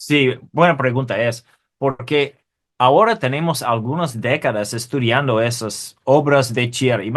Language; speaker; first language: Spanish; non-native, fluent; English